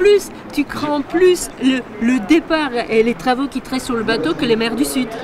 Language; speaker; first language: French; native; French